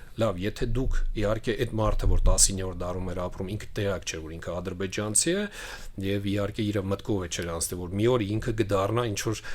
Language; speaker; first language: Armenian; native; Armenian